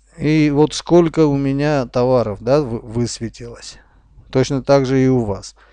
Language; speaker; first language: Russian; non-native, local second language; Armenian